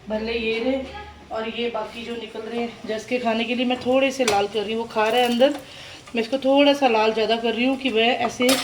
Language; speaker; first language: Hindi; non-native, local second language; Punjabi